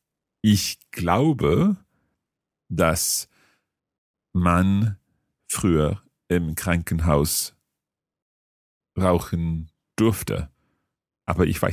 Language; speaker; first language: German; non-native, fluent; English